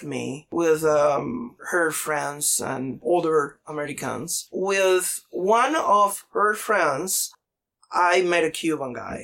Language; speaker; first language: English; non-native, learner; Spanish